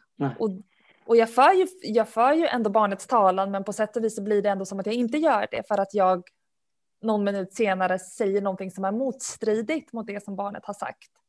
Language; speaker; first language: Swedish; early bilingual, other home language; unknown